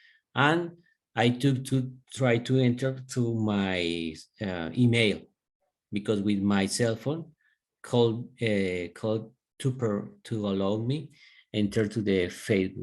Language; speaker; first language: English; non-native, learner; Spanish